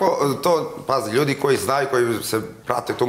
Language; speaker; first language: Serbian; native; Serbian